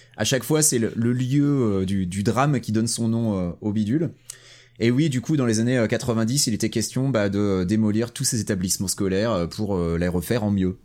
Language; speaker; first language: French; native; French